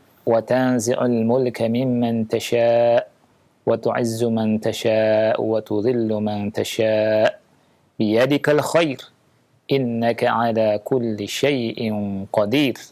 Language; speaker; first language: Arabic; non-native, fluent; Indonesian